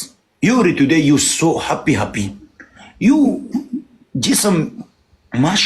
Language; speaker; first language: English; non-native, learner; Pashto